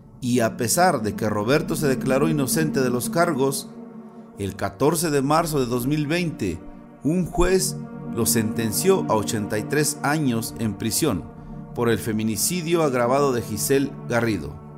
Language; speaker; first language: Spanish; native; Spanish